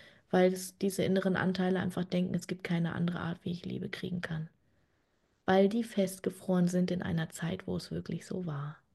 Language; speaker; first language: German; native; German